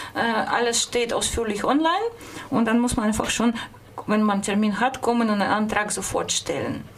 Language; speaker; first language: German; non-native, fluent; Russian